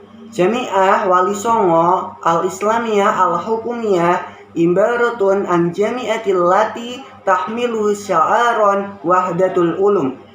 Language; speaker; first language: Arabic; non-native, learner; Indonesian